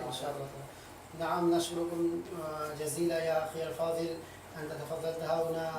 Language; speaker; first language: Arabic; non-native, fluent; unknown